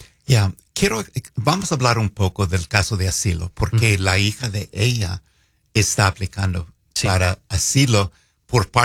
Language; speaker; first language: Spanish; non-native, fluent; English